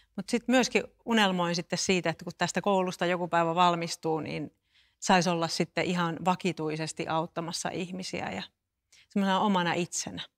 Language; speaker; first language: Finnish; native; Finnish